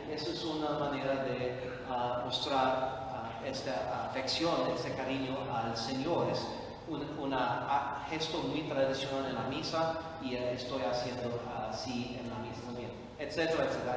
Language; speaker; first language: Spanish; non-native, fluent; English